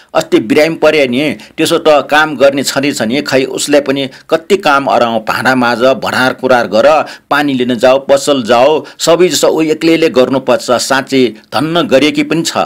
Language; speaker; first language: Nepali; native; Nepali